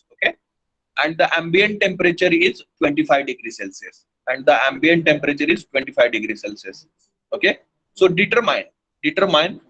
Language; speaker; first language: English; non-native, local second language; Hindi